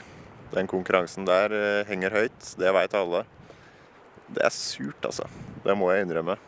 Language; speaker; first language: Norwegian; native; Norwegian